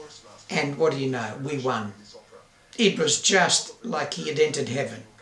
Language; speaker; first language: English; native; English